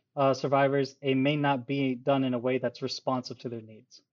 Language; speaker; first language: English; early bilingual, other home language; Urdu